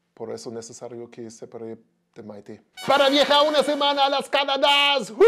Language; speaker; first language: Spanish; non-native, learner; German